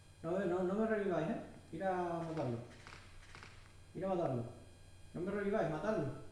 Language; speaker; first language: Spanish; native; Spanish